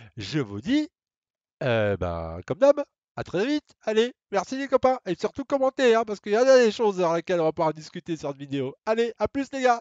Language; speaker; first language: French; native; French